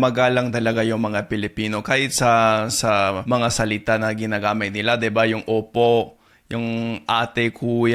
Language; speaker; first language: Filipino; non-native, fluent; English